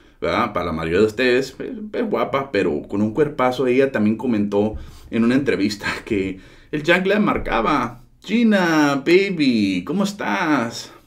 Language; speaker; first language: Spanish; early bilingual, heritage; Spanish